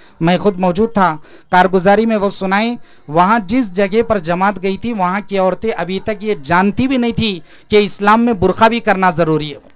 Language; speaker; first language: Urdu; native; Urdu